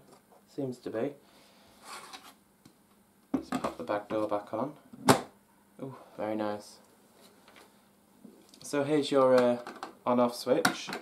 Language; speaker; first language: English; native; English